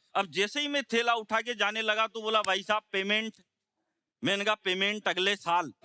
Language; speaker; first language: Hindi; native; Hindi